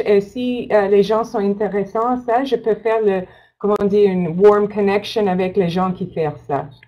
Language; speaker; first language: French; non-native, learner; English